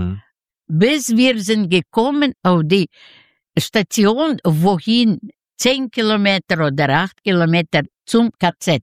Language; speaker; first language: German; non-native, learner; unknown